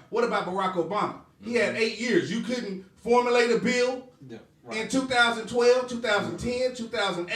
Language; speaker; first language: English; native; English